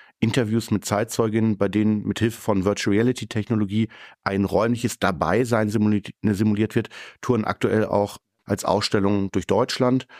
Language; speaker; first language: German; native; German